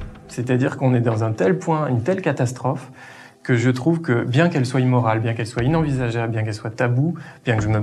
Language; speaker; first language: French; native; French